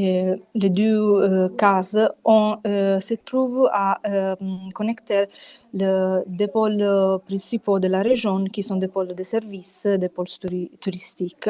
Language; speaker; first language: French; non-native, fluent; Italian